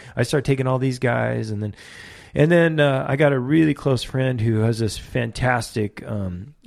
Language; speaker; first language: English; native; English